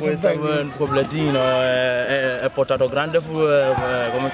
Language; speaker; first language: Italian; non-native, learner; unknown